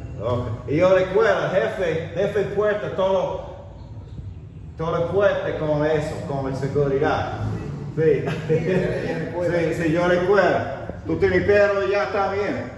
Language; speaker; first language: Spanish; non-native, learner; English